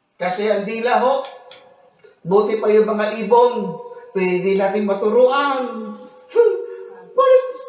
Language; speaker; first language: Filipino; non-native, local second language; Cebuano